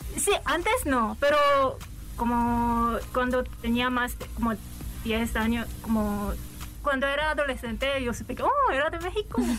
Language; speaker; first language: Spanish; non-native, learner; Korean